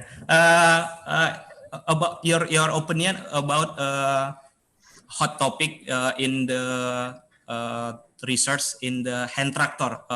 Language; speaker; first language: English; non-native, learner; Indonesian